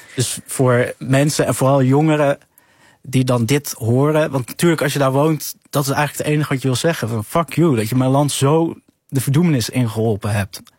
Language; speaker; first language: Dutch; early bilingual, other home language; Arabic